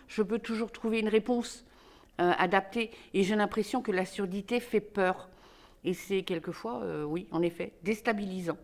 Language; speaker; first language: French; native; French